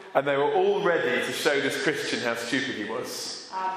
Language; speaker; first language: English; native; English